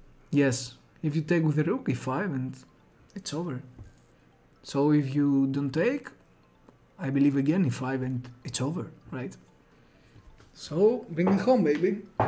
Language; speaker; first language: English; non-native, fluent; Greek